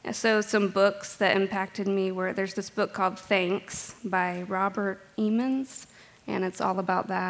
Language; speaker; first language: English; native; English